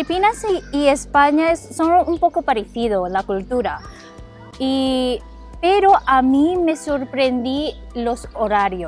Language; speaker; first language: Spanish; non-native, fluent; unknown